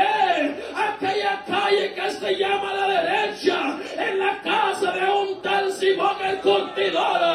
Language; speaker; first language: Spanish; native; Spanish